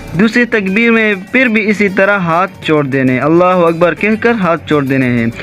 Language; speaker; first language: Urdu; non-native, local second language; Pashto